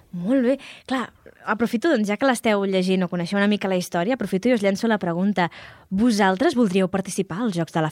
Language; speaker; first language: Catalan; native; Catalan